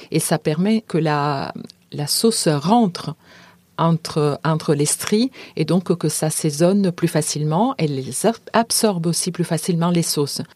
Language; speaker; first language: French; non-native, fluent; Italian